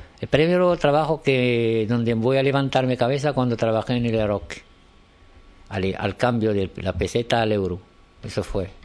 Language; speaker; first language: Spanish; non-native, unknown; Arabic